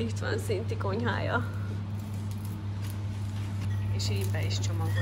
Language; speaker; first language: Hungarian; early bilingual, heritage; English